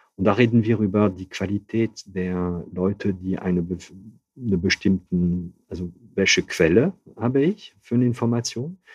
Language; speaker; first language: German; non-native, fluent; French